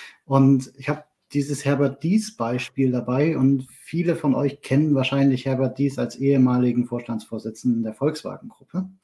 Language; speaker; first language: German; native; German